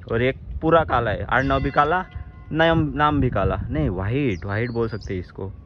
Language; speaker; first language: Hindi; non-native, local second language; Marathi